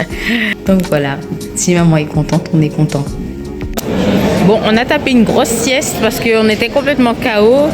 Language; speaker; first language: French; native; French